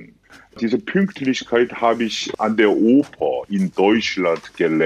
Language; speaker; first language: German; non-native, fluent; Korean